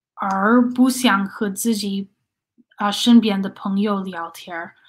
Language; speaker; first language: Chinese; non-native, learner; English